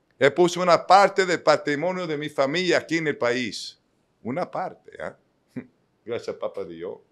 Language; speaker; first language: Spanish; non-native, fluent; English